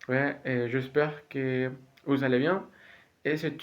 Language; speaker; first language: French; non-native, learner; Spanish